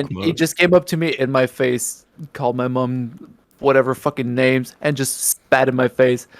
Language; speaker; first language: English; native; English